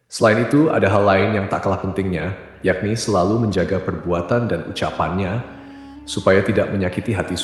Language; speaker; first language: Indonesian; native; Indonesian